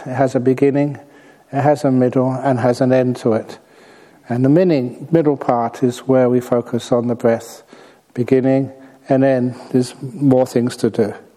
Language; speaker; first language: English; native; English